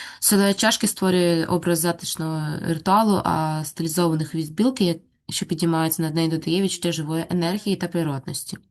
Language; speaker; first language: Ukrainian; native; Ukrainian